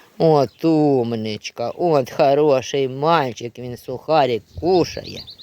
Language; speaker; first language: Ukrainian; native; Ukrainian